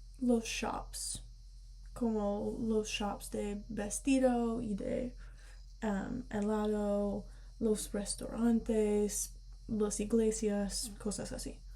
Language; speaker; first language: Spanish; early bilingual, heritage; Spanish